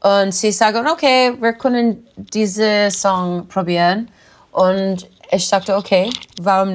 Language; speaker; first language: German; non-native, learner; English